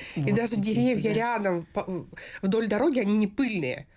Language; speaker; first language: Russian; native; Russian